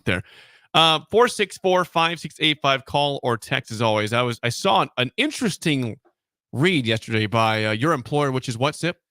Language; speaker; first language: English; native; English